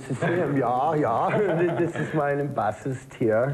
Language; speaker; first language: German; non-native, learner; English